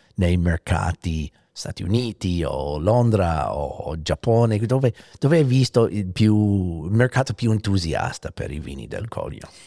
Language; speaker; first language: Italian; non-native, fluent; English